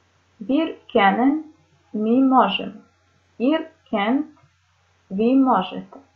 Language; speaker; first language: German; non-native, fluent; Serbian